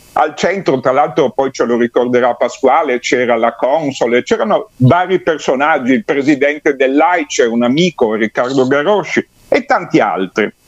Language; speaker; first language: Italian; native; Italian